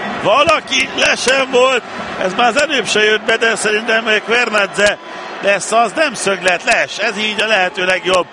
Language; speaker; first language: Hungarian; native; Hungarian